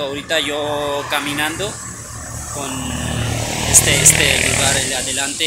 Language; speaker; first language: Spanish; non-native, learner; Urdu